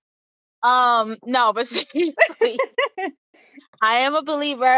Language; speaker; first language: English; native; English